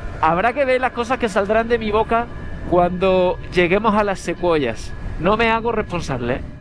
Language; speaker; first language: Spanish; native; Spanish